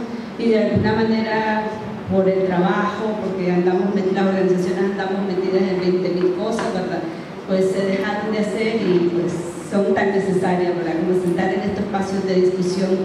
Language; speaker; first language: Spanish; native; Spanish